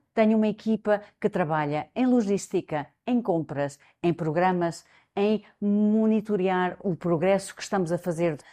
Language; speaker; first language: Portuguese; native; Portuguese